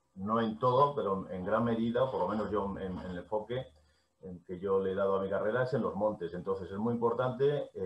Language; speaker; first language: Spanish; native; Spanish